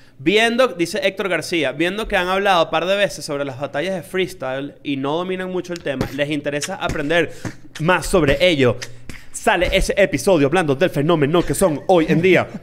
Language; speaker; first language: Spanish; native; Spanish